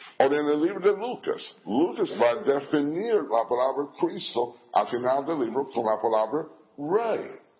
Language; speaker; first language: Spanish; non-native, fluent; English